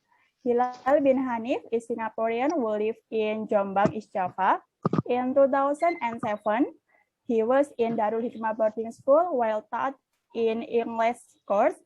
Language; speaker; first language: English; non-native, learner; Indonesian